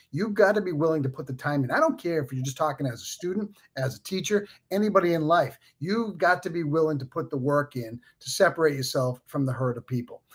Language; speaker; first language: English; native; English